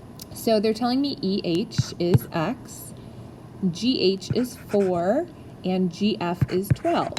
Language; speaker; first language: English; native; English